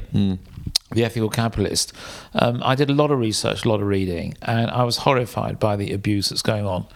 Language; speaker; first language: English; native; English